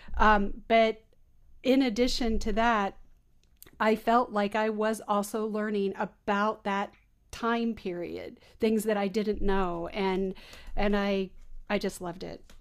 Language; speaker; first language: English; native; English